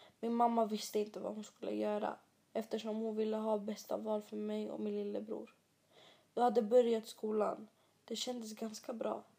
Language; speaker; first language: Swedish; early bilingual, other home language; Greek